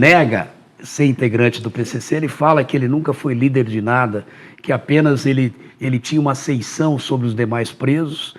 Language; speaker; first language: Portuguese; native; Portuguese